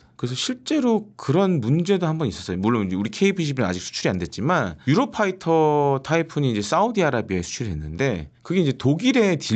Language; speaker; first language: Korean; native; Korean